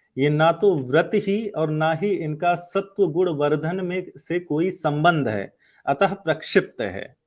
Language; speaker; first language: Hindi; native; Hindi